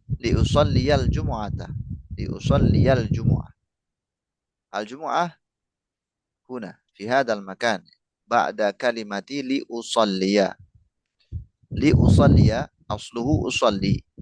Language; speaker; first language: Arabic; non-native, fluent; Indonesian